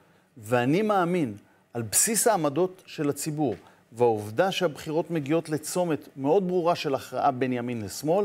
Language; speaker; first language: Hebrew; native; Hebrew